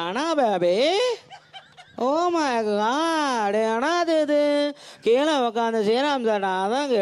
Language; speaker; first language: Tamil; native; Tamil